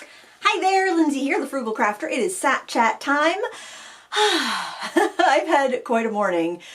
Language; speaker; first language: English; native; English